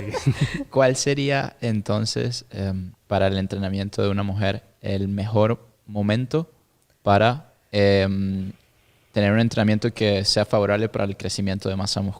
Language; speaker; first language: Spanish; native; Spanish